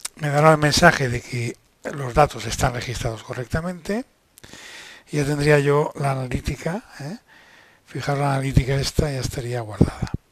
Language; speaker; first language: Spanish; non-native, local second language; Catalan